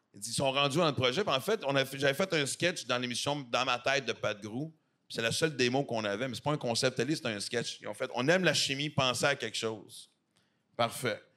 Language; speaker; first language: French; native; French